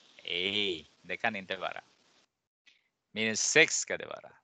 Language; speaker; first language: Swedish; non-native, fluent; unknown